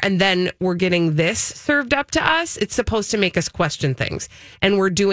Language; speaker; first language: English; native; English